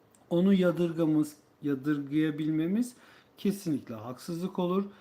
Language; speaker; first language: Turkish; native; Turkish